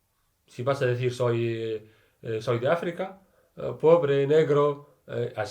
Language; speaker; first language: Spanish; non-native, learner; Arabic